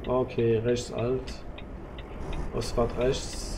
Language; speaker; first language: German; non-native, learner; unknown